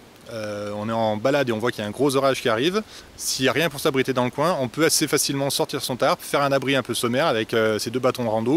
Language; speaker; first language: French; native; French